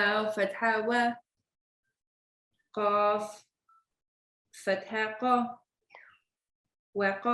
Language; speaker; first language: Arabic; non-native, learner; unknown